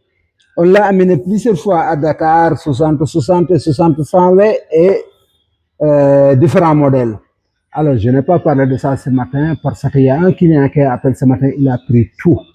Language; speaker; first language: French; non-native, local second language; Wolof